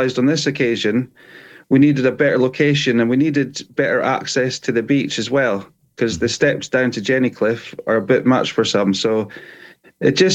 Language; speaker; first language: English; native; English